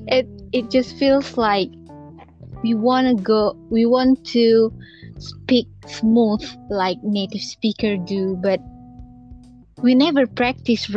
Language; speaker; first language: English; non-native, learner; Indonesian